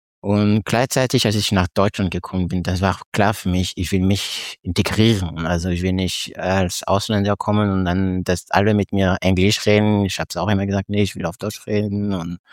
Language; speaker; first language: German; non-native, fluent; French